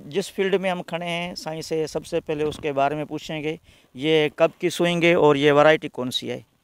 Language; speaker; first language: Urdu; non-native, local second language; Sindhi